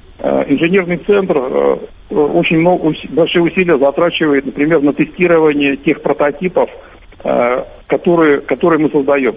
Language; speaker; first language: Russian; native; Russian